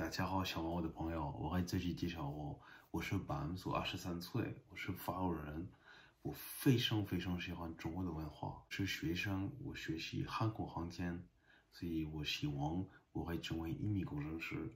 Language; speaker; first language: Chinese; non-native, learner; French